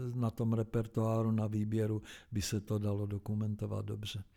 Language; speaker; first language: Czech; native; Czech